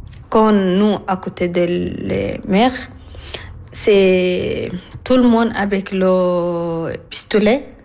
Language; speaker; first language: French; non-native, learner; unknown